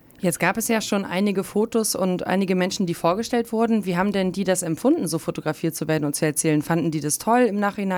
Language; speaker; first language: German; native; German